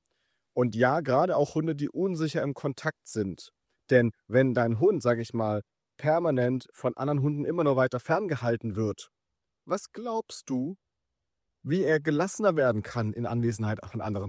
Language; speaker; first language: German; native; German